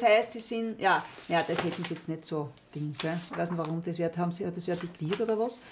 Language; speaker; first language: German; native; German